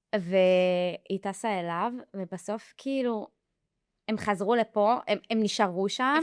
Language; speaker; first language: Hebrew; early bilingual, heritage; Hebrew